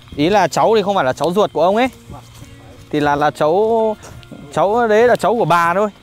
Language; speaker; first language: Vietnamese; non-native, local second language; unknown